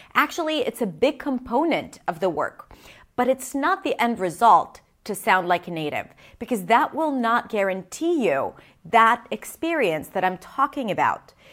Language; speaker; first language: English; non-native, fluent; Hebrew